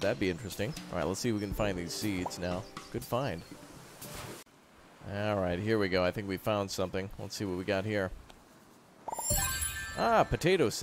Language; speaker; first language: English; native; English